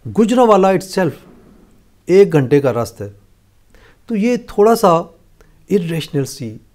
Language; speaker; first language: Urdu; non-native, local second language; Punjabi